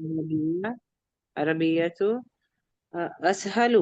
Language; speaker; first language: Arabic; non-native, learner; Urdu